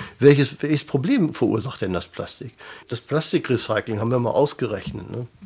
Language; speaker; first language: German; native; German